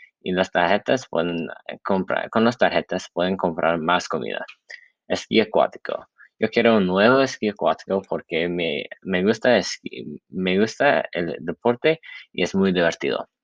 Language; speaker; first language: Spanish; non-native, learner; English